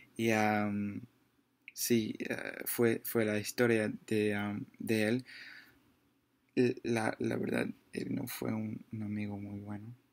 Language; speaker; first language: Spanish; non-native, learner; English